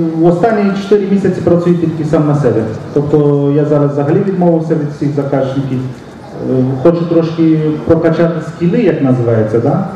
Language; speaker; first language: Ukrainian; non-native, local second language; Romanian